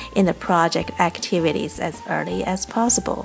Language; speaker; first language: English; non-native, fluent; Chinese